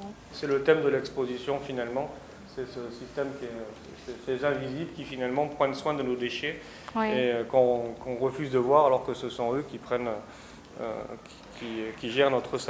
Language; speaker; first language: French; native; French